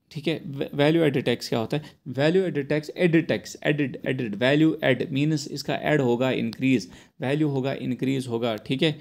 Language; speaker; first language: Hindi; non-native, local second language; Kashmiri